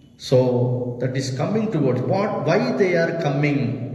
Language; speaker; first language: English; non-native, local second language; Telugu